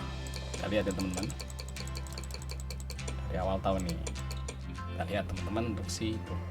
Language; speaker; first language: Indonesian; native; Indonesian